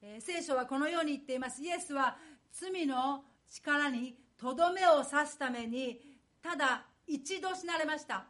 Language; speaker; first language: Japanese; native; Japanese